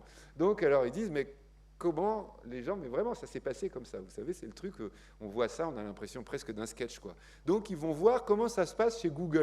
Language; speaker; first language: French; native; French